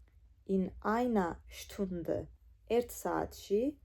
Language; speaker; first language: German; non-native, fluent; Georgian